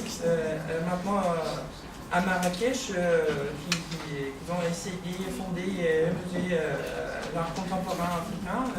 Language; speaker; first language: French; non-native, fluent; Persian